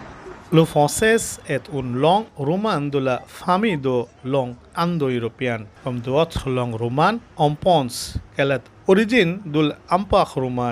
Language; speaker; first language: French; non-native, learner; Bangla